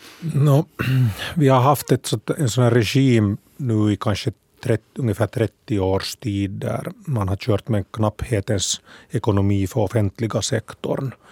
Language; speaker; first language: Swedish; native; Swedish